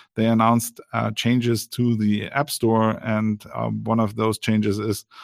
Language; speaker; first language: English; non-native, fluent; German